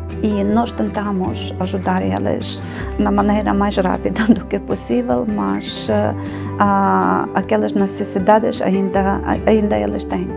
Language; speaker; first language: Portuguese; non-native, fluent; Ukrainian